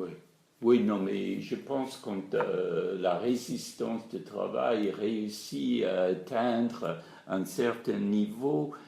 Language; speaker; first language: French; non-native, fluent; English